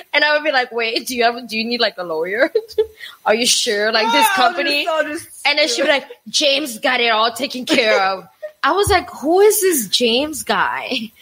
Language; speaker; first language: English; non-native, fluent; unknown